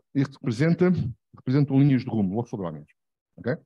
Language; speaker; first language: Portuguese; native; Portuguese